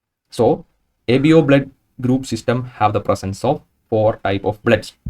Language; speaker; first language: English; non-native, local second language; Malayalam